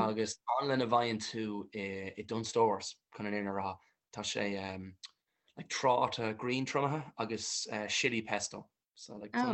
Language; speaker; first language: Irish; non-native, local second language; English